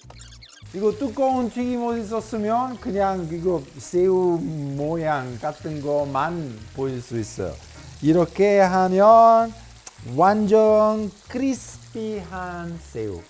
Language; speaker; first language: Korean; non-native, fluent; Italian